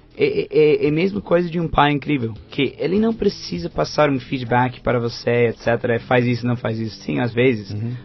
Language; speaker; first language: Portuguese; non-native, fluent; English